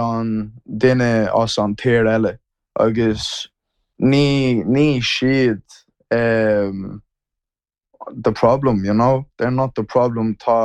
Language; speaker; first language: Irish; non-native, learner; English